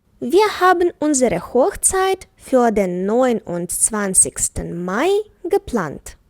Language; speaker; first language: German; non-native, fluent; Ukrainian